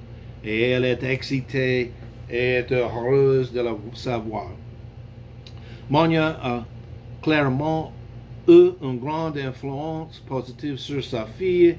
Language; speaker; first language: French; non-native, learner; English